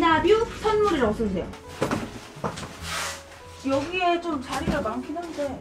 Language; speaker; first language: Korean; native; Korean